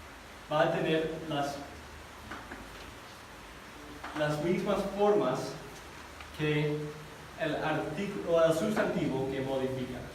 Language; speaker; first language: Spanish; non-native, fluent; English